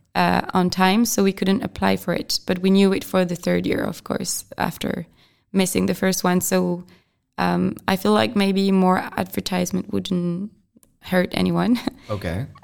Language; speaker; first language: English; non-native, fluent; French